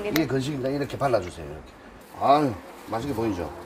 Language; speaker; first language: Korean; native; Korean